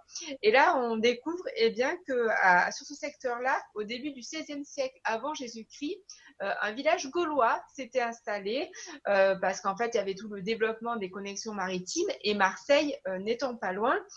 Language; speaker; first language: French; native; French